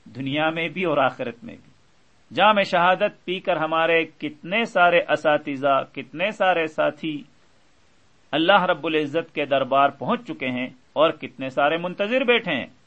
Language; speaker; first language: Urdu; native; Urdu